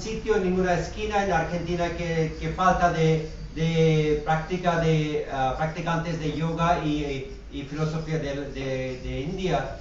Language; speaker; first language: Spanish; non-native, fluent; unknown